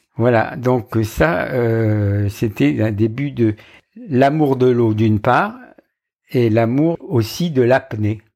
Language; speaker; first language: French; native; French